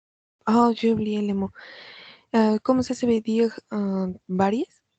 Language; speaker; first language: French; non-native, learner; Spanish